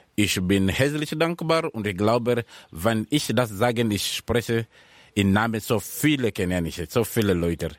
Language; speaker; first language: German; non-native, learner; Swahili